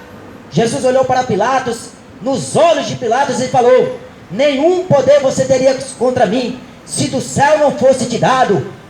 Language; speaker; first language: Portuguese; native; Portuguese